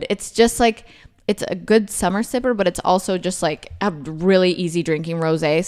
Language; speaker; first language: English; native; English